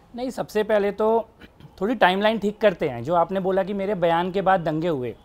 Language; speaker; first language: Hindi; native; Hindi